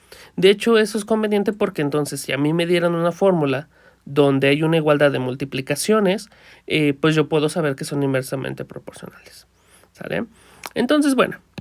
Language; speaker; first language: Spanish; native; Spanish